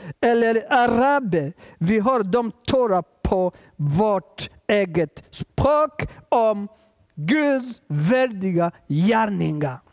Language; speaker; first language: Swedish; non-native, fluent; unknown